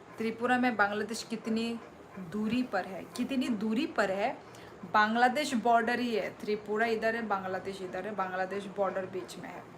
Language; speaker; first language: Hindi; non-native, local second language; Kok Borok